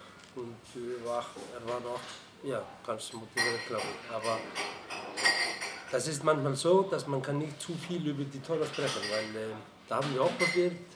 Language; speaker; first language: German; non-native, fluent; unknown